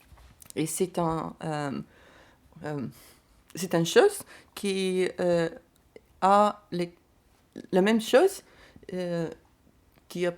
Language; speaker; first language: French; non-native, learner; Lithuanian